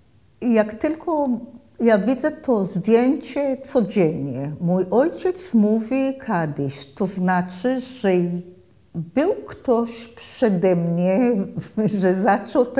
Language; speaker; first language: Polish; early bilingual, heritage; Polish